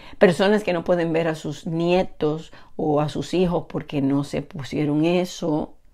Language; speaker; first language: Spanish; native; Spanish